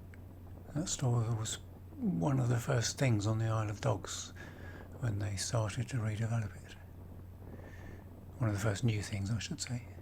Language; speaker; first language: English; native; English